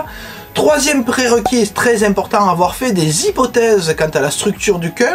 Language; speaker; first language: French; native; French